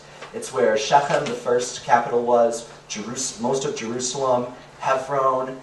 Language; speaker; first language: English; native; English